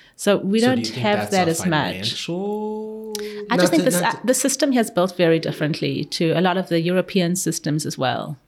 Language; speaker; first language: English; native; English